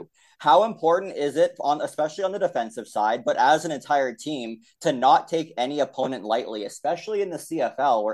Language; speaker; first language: English; native; English